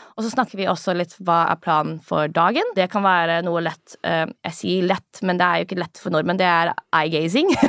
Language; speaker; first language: Norwegian; early bilingual, other home language; English